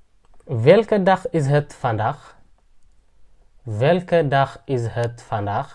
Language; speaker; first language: Dutch; non-native, learner; Tigrinya